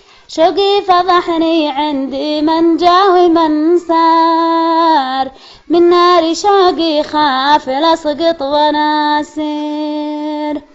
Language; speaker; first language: Arabic; native; Arabic